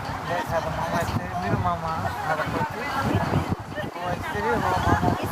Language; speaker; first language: Arabic; non-native, learner; Hindi